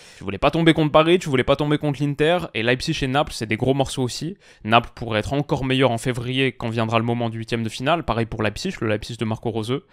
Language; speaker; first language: French; native; French